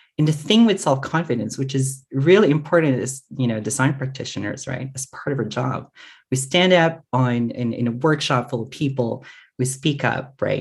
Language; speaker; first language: English; non-native, local second language; Filipino